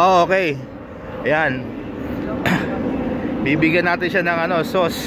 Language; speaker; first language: Filipino; native; Filipino